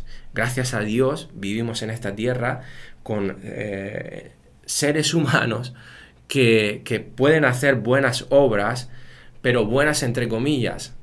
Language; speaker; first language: Spanish; native; Spanish